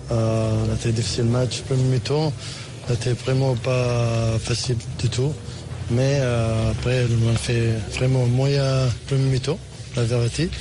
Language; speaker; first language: French; non-native, learner; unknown